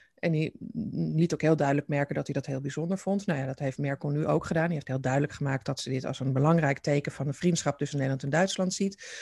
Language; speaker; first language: Dutch; native; Dutch